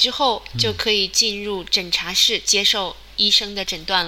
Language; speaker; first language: Chinese; non-native, fluent; Japanese